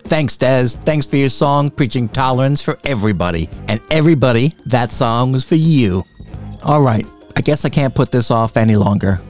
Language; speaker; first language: English; native; English